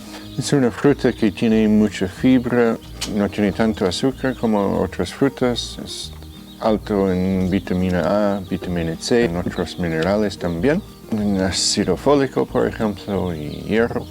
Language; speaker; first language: Spanish; non-native, fluent; English